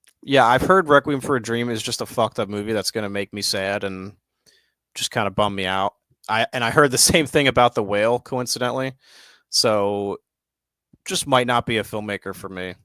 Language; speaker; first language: English; native; English